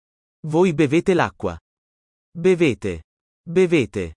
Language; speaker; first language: Italian; non-native, learner; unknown